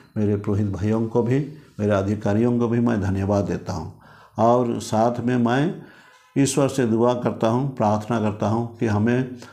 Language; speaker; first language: Hindi; non-native, local second language; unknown